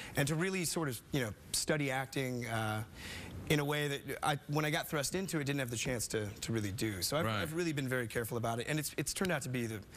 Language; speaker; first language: English; native; English